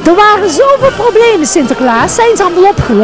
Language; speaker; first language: Dutch; native; Dutch